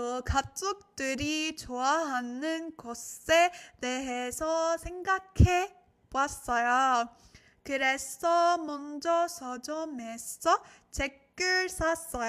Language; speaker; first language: Korean; non-native, learner; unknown